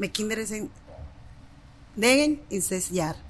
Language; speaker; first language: Dutch; non-native, learner; Spanish